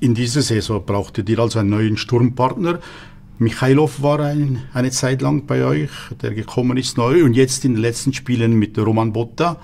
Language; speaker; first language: German; native; German